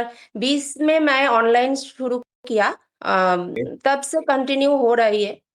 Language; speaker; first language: Hindi; non-native, local second language; Bangla